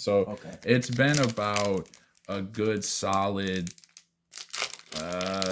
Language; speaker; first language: English; native; English